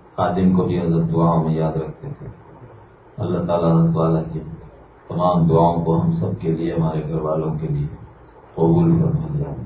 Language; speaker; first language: Urdu; native; Urdu